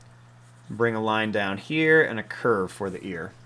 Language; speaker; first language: English; native; English